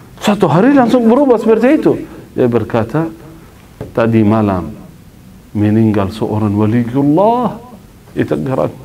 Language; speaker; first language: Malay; non-native, fluent; Arabic